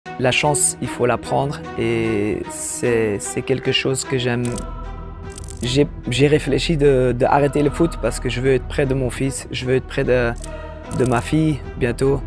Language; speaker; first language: French; non-native, local second language; Dutch